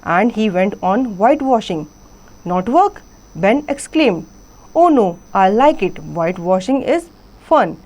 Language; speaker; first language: English; non-native, local second language; Hindi